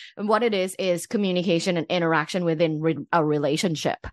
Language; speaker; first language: English; early bilingual, other home language; Thai